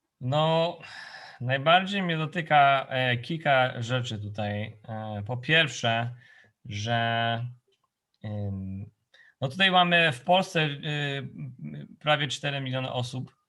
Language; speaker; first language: Polish; non-native, fluent; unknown